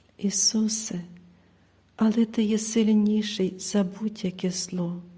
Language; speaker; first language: Ukrainian; native; Ukrainian